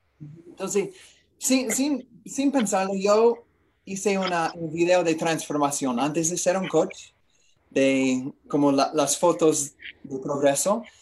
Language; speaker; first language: Spanish; non-native, learner; English